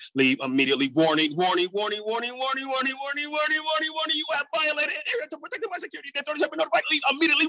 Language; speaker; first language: English; native; English